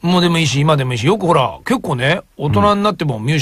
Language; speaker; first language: Japanese; native; Japanese